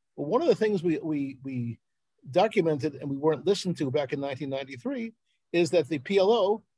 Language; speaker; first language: English; native; English